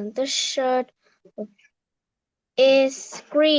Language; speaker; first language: English; non-native, learner; Vietnamese